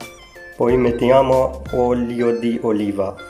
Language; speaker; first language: Italian; non-native, learner; Urdu